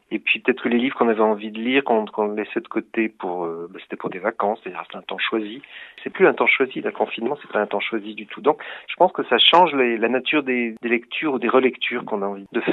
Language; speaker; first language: French; native; French